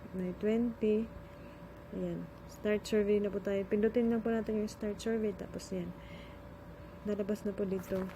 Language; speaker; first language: Filipino; non-native, local second language; Cebuano